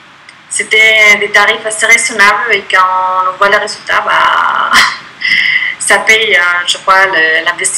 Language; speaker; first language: French; non-native, fluent; Spanish